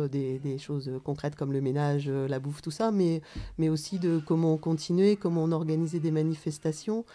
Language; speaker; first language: French; native; French